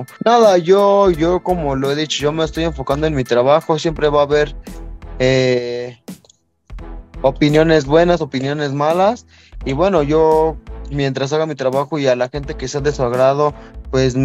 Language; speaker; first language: Spanish; native; Spanish